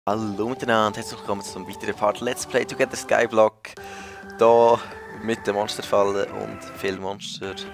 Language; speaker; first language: German; native; German